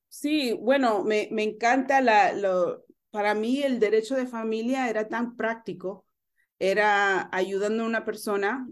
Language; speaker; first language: Spanish; early bilingual, heritage; Spanish